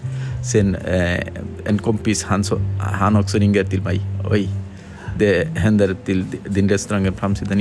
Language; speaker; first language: Swedish; non-native, learner; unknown